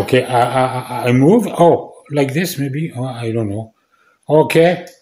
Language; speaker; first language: English; non-native, learner; French